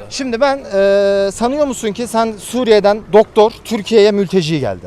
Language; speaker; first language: Turkish; native; Turkish